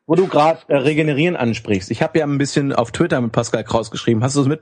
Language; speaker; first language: German; native; German